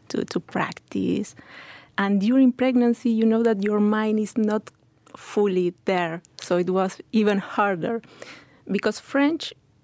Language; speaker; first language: English; non-native, fluent; Spanish